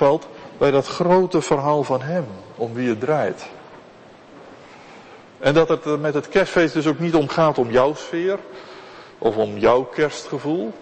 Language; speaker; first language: Dutch; native; Dutch